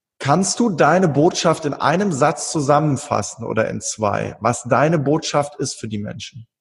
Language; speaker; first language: German; native; German